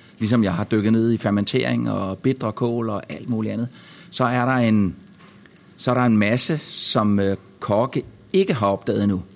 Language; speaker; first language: Danish; native; Danish